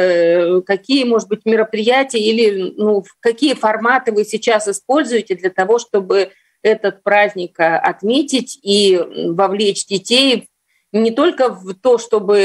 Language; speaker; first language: Russian; native; Russian